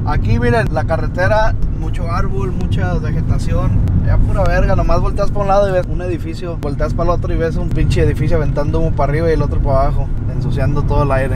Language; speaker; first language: Spanish; early bilingual, heritage; Spanish